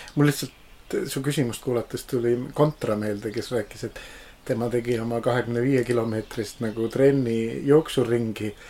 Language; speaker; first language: Estonian; native; Estonian